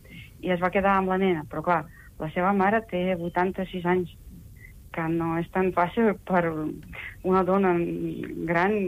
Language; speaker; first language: Catalan; non-native, fluent; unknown